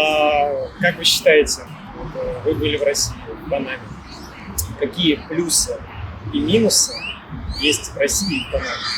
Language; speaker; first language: Russian; native; Russian